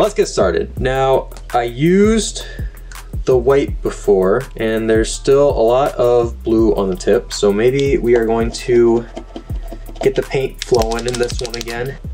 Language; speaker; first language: English; native; English